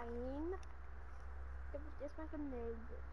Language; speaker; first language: German; native; German